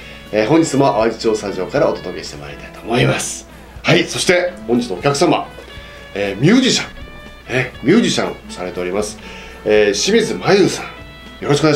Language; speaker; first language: Japanese; native; Japanese